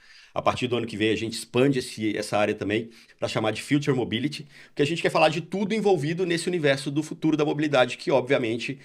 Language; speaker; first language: Portuguese; native; Portuguese